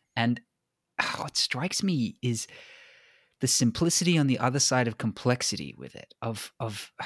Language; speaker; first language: English; native; English